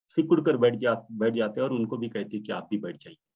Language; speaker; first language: Hindi; non-native, local second language; Marathi